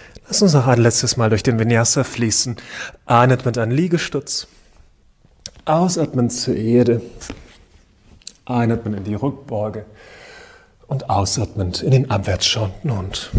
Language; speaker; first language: German; native; German